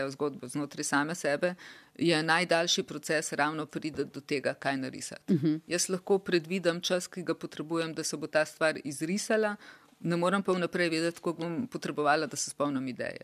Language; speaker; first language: Slovenian; early bilingual, other home language; Bosnian